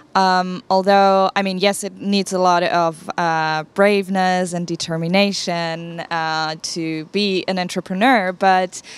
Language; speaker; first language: English; non-native, fluent; German